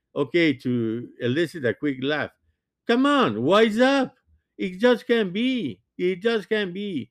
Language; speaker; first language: English; non-native, fluent; French